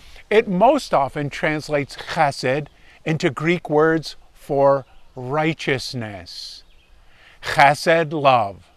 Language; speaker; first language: English; native; English